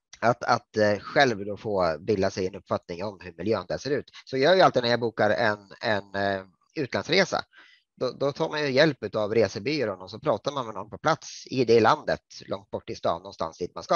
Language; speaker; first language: Swedish; native; Swedish